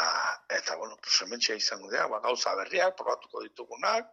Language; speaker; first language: Basque; native; Basque